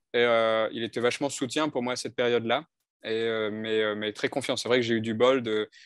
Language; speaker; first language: French; native; French